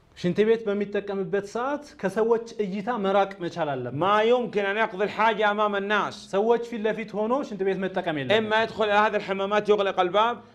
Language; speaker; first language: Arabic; non-native, fluent; Amharic